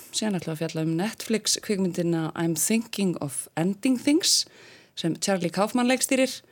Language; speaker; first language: Icelandic; native; Icelandic